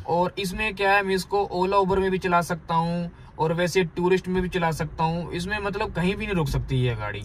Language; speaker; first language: Hindi; native; Hindi